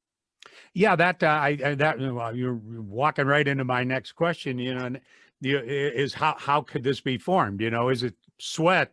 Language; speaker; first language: English; native; English